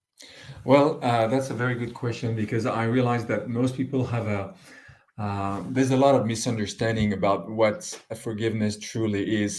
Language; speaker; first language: English; non-native, fluent; French